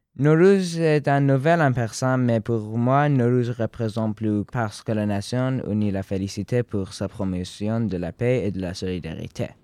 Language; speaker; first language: French; non-native, fluent; Persian